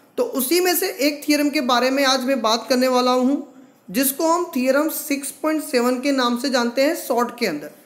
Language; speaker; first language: Hindi; non-native, local second language; Gujarati